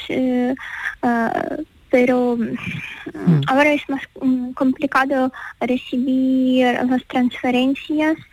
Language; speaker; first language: Spanish; non-native, learner; Ukrainian